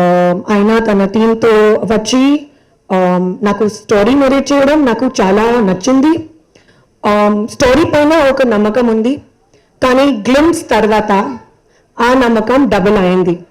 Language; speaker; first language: Telugu; non-native, learner; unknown